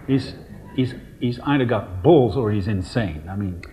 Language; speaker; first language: English; non-native, fluent; Dutch